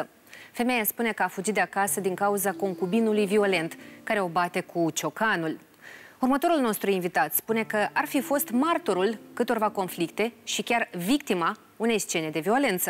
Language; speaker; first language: Romanian; native; Romanian